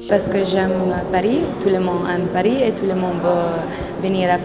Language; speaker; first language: French; non-native, fluent; Italian